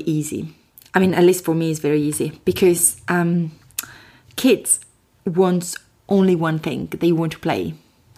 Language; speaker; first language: English; non-native, fluent; Italian